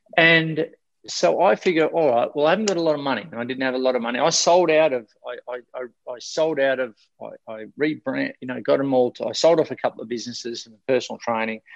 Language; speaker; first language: English; native; English